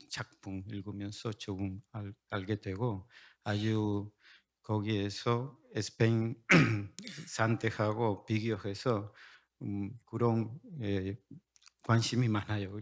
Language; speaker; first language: Korean; non-native, learner; Spanish